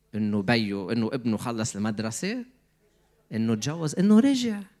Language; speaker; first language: Arabic; native; Arabic